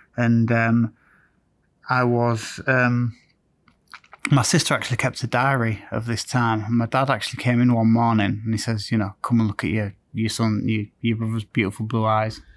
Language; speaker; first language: English; native; English